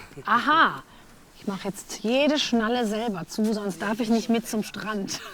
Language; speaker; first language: German; native; German